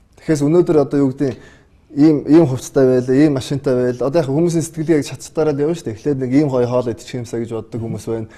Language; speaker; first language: Mongolian; native; Mongolian